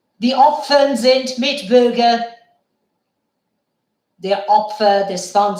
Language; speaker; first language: German; non-native, fluent; Bangla